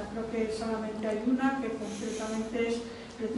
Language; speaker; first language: Spanish; native; Spanish